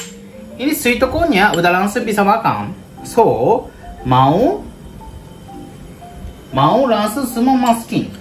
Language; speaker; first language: Indonesian; non-native, learner; Japanese